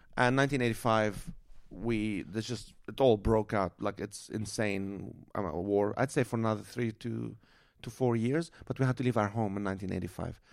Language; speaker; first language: English; non-native, fluent; Arabic